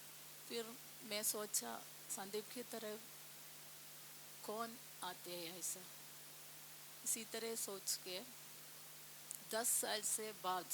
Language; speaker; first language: Hindi; non-native, local second language; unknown